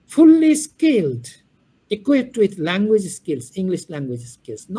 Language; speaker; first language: English; non-native, local second language; Bangla